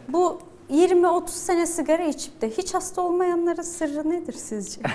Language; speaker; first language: Turkish; native; Turkish